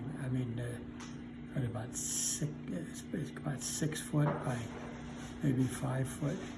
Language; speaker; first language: English; native; English